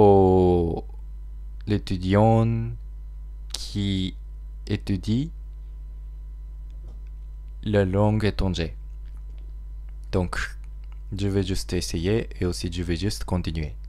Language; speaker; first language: French; non-native, learner; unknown